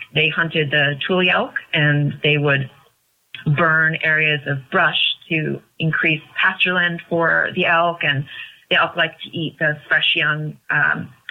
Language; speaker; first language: English; native; English